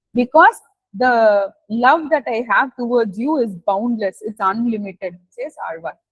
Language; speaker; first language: English; non-native, local second language; Tamil